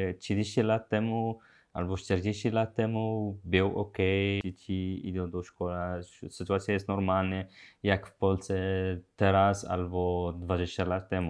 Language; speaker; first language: Polish; non-native, learner; Arabic